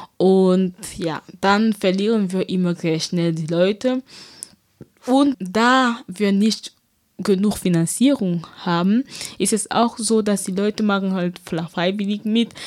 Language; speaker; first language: German; non-native, fluent; French